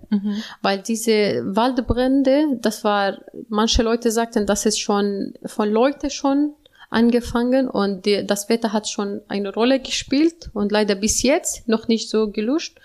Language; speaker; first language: German; non-native, learner; Arabic